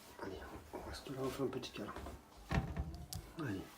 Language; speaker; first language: French; native; French